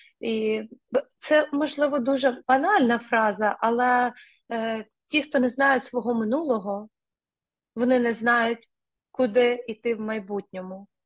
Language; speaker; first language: Ukrainian; non-native, local second language; Russian